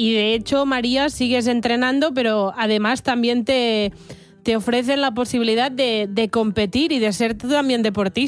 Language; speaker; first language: Spanish; non-native, local second language; Catalan